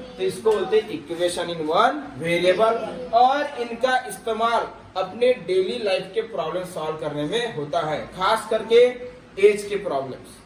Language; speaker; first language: Hindi; non-native, local second language; Marathi